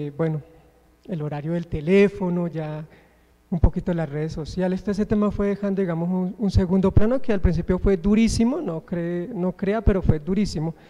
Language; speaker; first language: Spanish; native; Spanish